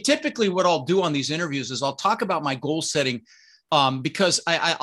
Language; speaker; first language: English; early bilingual, other home language; Dutch